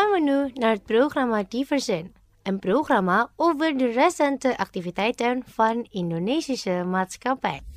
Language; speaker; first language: Dutch; non-native, fluent; Indonesian